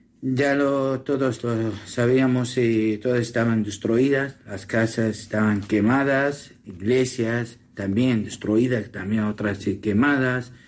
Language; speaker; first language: Spanish; non-native, learner; Assyrian Neo-Aramaic